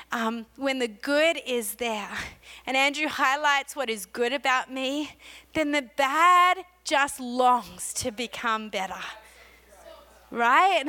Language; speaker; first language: English; native; English